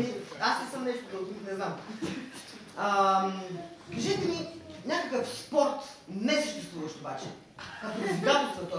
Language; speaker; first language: Bulgarian; native; Bulgarian